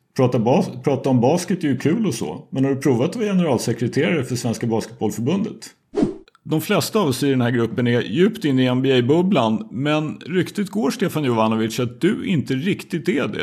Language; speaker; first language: Swedish; native; Swedish